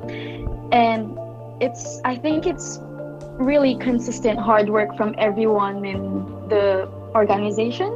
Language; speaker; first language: English; non-native, local second language; Filipino